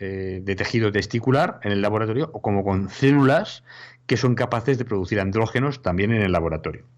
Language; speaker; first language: Spanish; native; Spanish